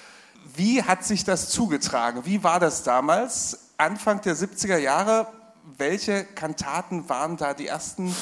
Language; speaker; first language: German; native; German